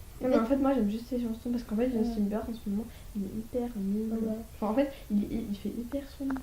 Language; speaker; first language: French; native; French